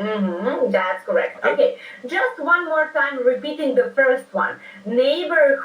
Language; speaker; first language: English; non-native, fluent; Serbian